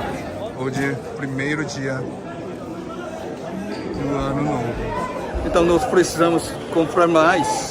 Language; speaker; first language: Portuguese; non-native, learner; Korean